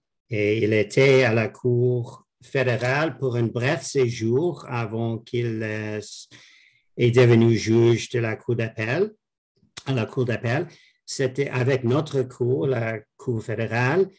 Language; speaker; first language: French; non-native, fluent; English